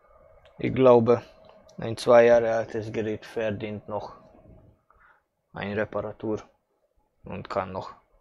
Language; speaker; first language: German; non-native, fluent; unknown